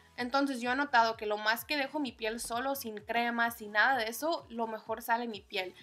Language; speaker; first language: Spanish; early bilingual, heritage; Spanish